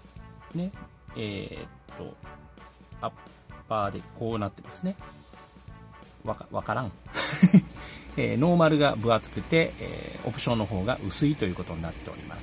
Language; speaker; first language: Japanese; native; Japanese